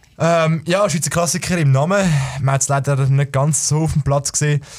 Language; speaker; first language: German; native; German